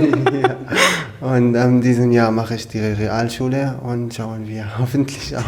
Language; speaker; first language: German; non-native, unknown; Arabic